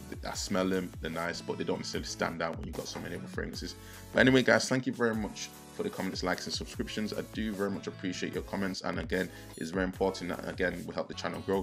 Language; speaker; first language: English; native; English